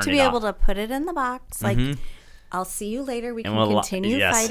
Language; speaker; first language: English; native; English